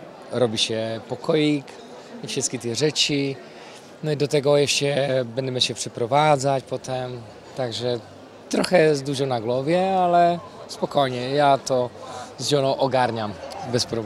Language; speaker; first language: Polish; non-native, fluent; Czech